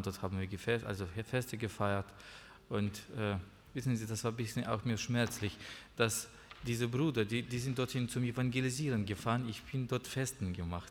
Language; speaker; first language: German; non-native, learner; Russian